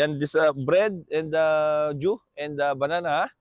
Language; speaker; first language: English; non-native, learner; Filipino